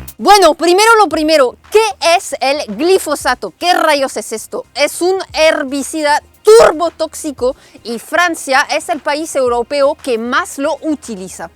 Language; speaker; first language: Spanish; non-native, fluent; French